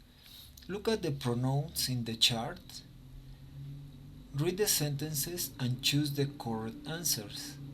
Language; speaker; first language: English; non-native, fluent; Spanish